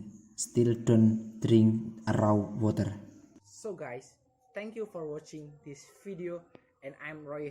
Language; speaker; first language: English; non-native, learner; Indonesian